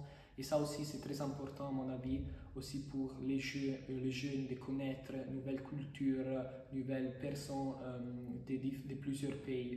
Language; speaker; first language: French; non-native, fluent; Italian